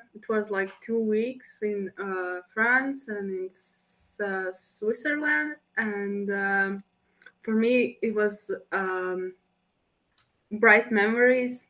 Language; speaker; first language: English; non-native, fluent; Latvian